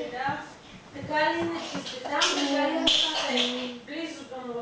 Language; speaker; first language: Bulgarian; native; Bulgarian